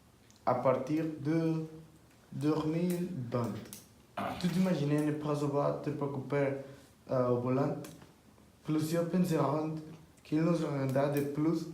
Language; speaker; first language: French; non-native, learner; Spanish